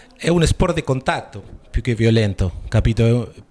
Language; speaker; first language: Italian; non-native, learner; Spanish